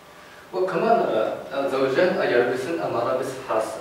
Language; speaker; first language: Arabic; non-native, learner; Japanese